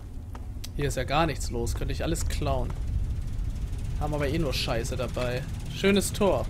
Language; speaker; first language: German; native; German